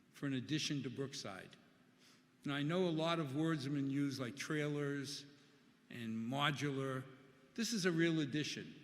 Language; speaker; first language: English; early bilingual, other home language; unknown